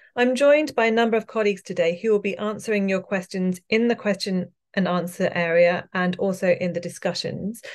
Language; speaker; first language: English; native; English